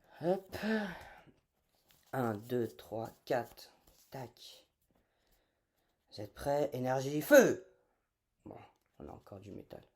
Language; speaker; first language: French; native; French